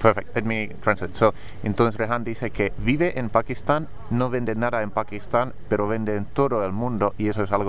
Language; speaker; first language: Spanish; non-native, fluent; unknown